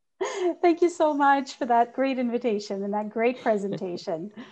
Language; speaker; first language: English; native; English